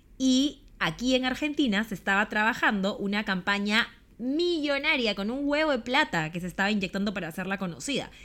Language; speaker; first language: Spanish; native; Spanish